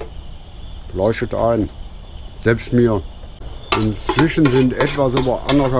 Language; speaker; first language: German; native; German